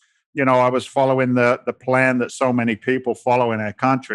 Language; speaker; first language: English; native; English